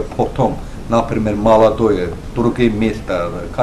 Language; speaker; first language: Russian; non-native, learner; Azerbaijani